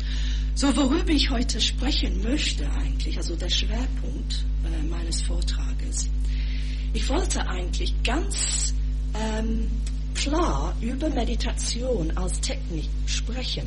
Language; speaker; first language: German; non-native, fluent; English